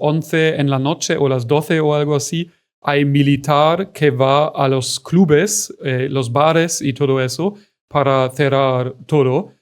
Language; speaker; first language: Spanish; non-native, fluent; German